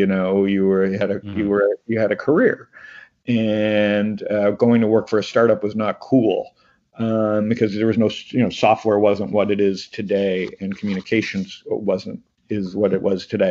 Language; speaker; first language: English; native; English